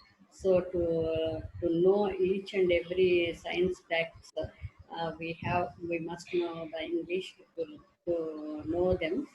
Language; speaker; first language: English; non-native, learner; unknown